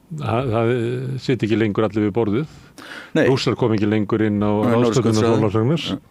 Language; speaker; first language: Icelandic; native; Icelandic